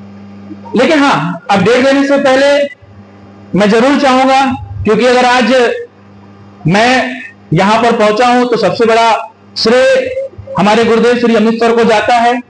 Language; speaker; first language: Hindi; native; Hindi